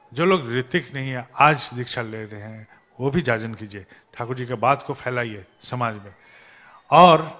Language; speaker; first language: Hindi; non-native, local second language; Bangla